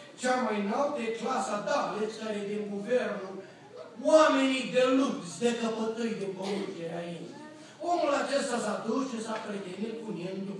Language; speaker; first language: Romanian; native; Romanian